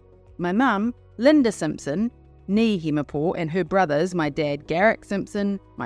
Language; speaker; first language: English; native; English